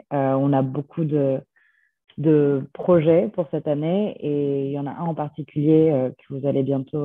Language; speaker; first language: French; native; French